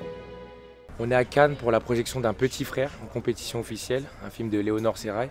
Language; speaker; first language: French; native; French